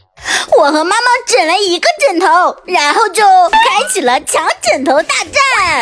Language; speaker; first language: Chinese; native; Chinese